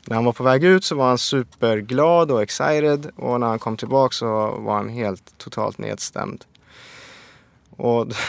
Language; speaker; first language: Swedish; early bilingual, other home language; Persian